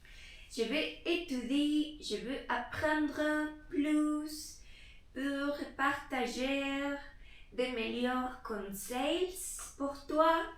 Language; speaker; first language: French; non-native, learner; Spanish